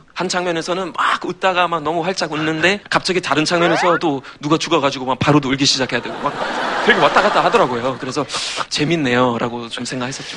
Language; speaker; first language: Korean; non-native, fluent; German